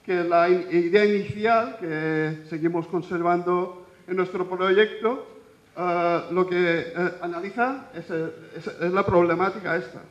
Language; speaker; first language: Spanish; non-native, local second language; Catalan